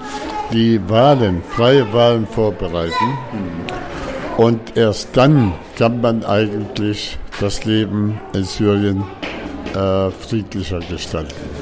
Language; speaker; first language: German; non-native, fluent; Arabic